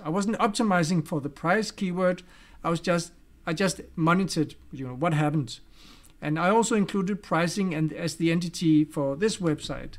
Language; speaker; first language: English; non-native, fluent; Danish